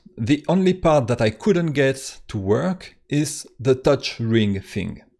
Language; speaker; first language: English; non-native, fluent; French